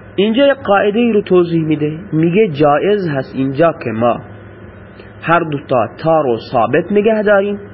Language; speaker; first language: Persian; non-native, local second language; Baluchi